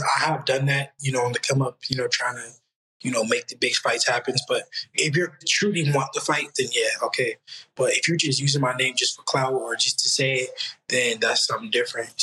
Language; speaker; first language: English; native; English